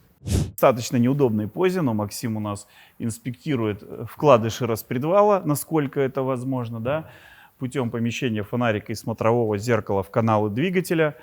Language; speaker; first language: Russian; native; Russian